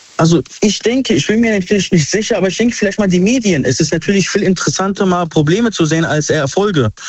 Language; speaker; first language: German; early bilingual, other home language; Arabic